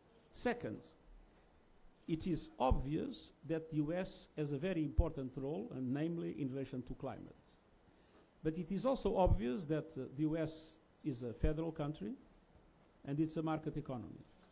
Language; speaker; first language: English; non-native, fluent; Portuguese